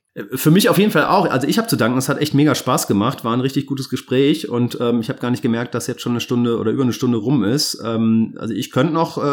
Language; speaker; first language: German; native; German